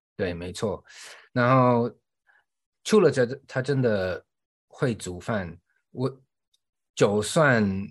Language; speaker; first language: Chinese; non-native, fluent; English